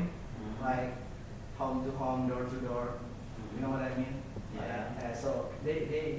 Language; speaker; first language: English; non-native, learner; Indonesian